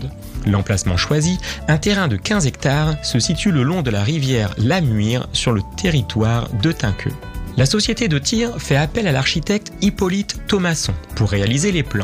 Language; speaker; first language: French; native; French